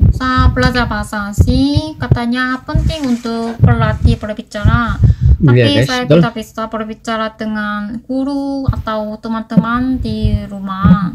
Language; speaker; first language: Indonesian; non-native, fluent; Korean